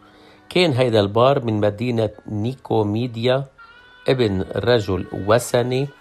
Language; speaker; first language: Arabic; native; Arabic